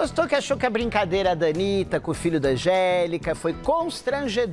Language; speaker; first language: Portuguese; native; Portuguese